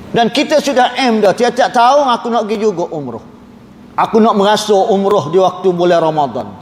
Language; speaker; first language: Malay; native; Malay